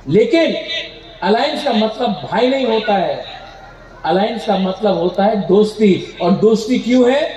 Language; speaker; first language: Hindi; non-native, local second language; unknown